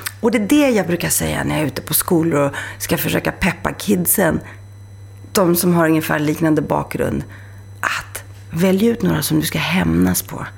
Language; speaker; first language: Swedish; early bilingual, other home language; Greek